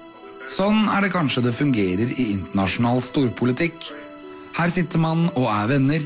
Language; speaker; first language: Norwegian; native; Norwegian